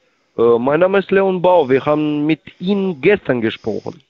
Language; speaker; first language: German; non-native, learner; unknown